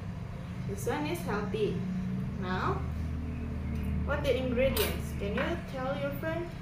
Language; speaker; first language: English; non-native, learner; Indonesian